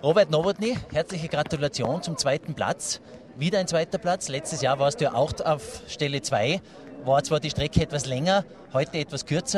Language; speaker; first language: German; native; German